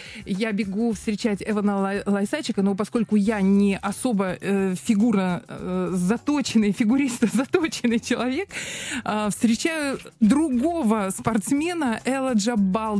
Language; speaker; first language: Russian; native; Russian